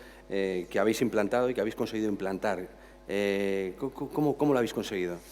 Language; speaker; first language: Spanish; native; Spanish